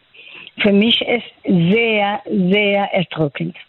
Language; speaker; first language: German; non-native, local second language; Persian